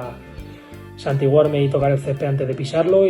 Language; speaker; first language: Spanish; native; Spanish